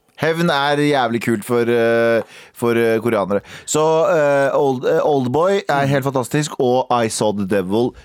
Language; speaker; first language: Norwegian; early bilingual, other home language; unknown